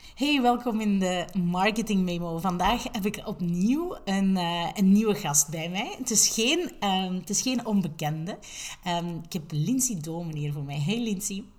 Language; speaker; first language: Dutch; native; Dutch